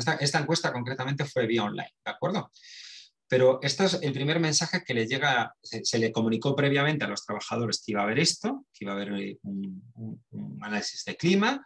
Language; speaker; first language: Spanish; native; Spanish